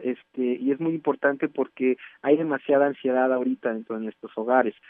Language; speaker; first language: Spanish; native; Spanish